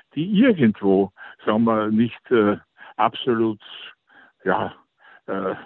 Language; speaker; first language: German; native; German